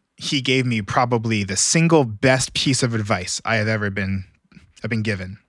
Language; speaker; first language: English; native; English